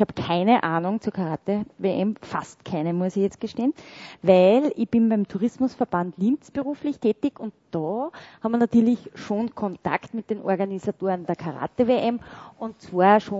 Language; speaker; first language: German; native; German